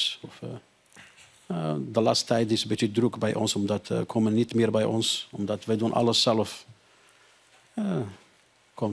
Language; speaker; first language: Dutch; non-native, learner; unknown